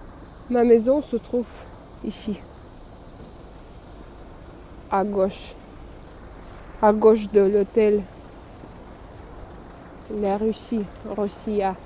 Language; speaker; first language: French; non-native, fluent; Russian